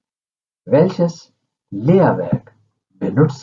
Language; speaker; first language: German; non-native, fluent; Urdu